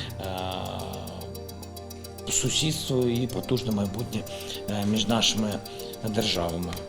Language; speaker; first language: Ukrainian; non-native, local second language; Russian